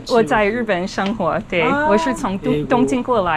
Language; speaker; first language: Chinese; non-native, fluent; English